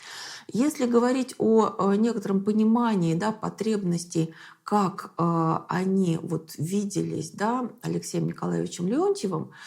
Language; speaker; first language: Russian; native; Russian